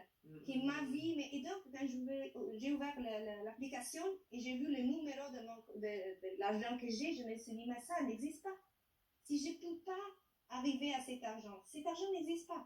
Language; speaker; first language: French; non-native, fluent; Italian